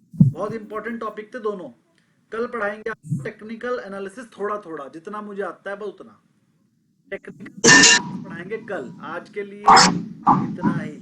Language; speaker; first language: Hindi; native; Hindi